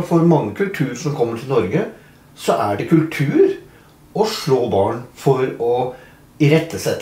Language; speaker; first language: Norwegian; native; Norwegian